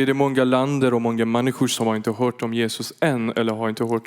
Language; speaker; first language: Swedish; non-native, fluent; Persian